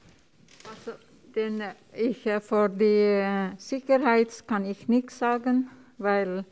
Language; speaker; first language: German; non-native, learner; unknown